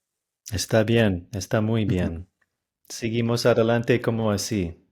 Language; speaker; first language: Spanish; non-native, fluent; English